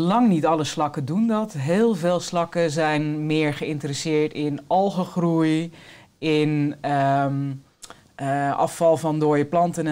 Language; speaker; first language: Dutch; native; Dutch